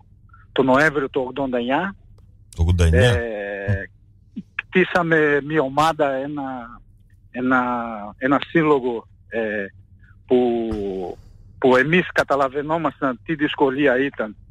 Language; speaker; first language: Greek; non-native, fluent; Portuguese